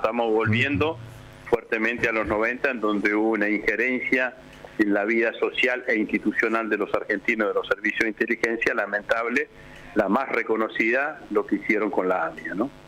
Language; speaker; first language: Spanish; native; Spanish